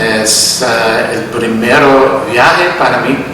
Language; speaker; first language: Spanish; non-native, learner; English